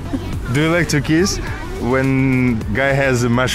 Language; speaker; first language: English; non-native, learner; Russian